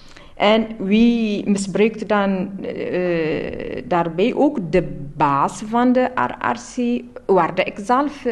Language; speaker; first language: Dutch; non-native, learner; Tigrinya